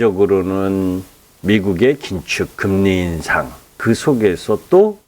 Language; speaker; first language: Korean; native; Korean